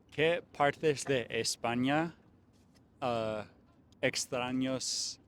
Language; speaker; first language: Spanish; non-native, learner; English